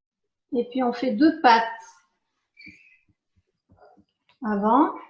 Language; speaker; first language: French; native; French